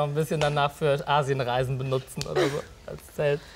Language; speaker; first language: German; native; German